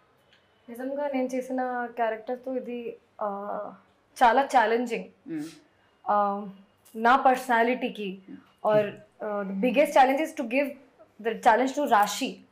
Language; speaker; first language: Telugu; non-native, learner; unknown